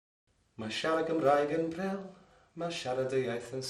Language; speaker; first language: Welsh; non-native, local second language; English